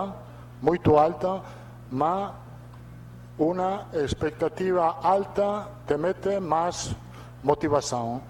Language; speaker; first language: Portuguese; non-native, learner; Italian